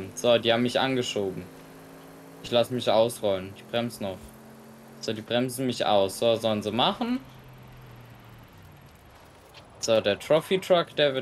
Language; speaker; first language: German; native; German